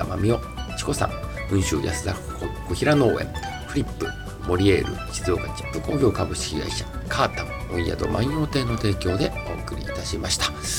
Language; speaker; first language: Japanese; native; Japanese